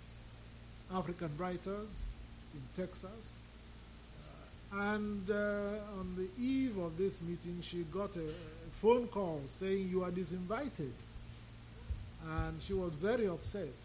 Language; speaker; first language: English; non-native, local second language; Igbo